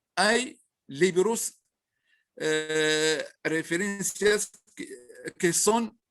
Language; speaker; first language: Spanish; non-native, learner; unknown